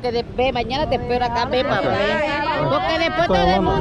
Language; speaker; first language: Spanish; native; Spanish